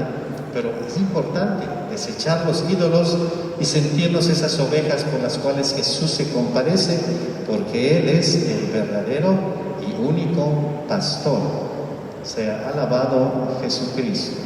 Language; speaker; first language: Spanish; native; Spanish